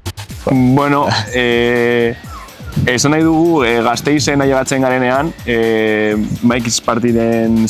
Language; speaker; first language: Basque; non-native, local second language; Spanish